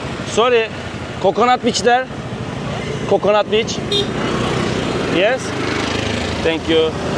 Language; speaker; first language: English; non-native, learner; Turkish